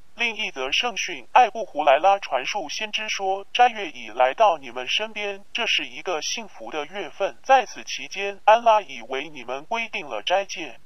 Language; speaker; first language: Chinese; non-native, local second language; Cantonese